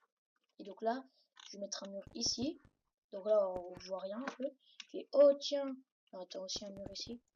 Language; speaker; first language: French; native; French